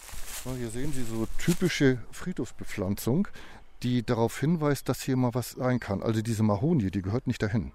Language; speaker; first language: German; native; German